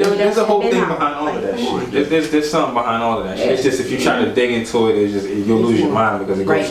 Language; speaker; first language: English; native; English